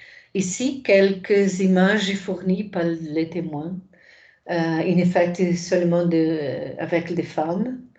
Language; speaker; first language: French; non-native, fluent; Portuguese